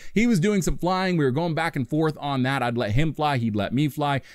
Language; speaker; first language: English; native; English